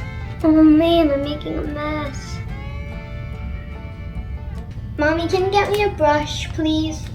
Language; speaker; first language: English; native; English